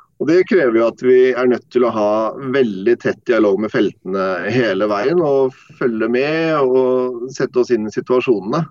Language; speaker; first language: Norwegian; non-native, fluent; English